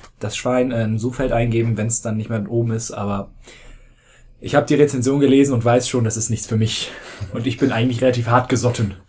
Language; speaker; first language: German; native; German